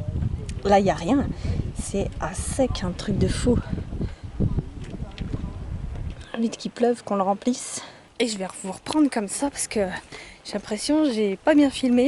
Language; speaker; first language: French; native; French